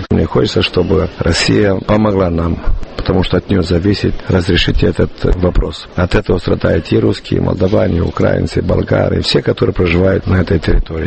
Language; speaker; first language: Russian; non-native, local second language; Romanian